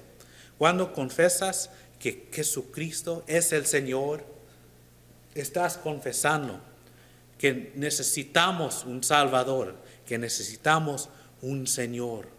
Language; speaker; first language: Spanish; non-native, learner; English